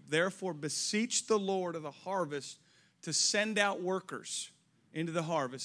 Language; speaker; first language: English; native; English